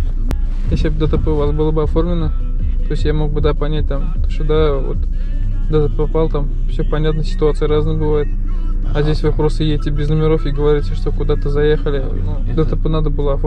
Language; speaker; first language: Russian; native; Russian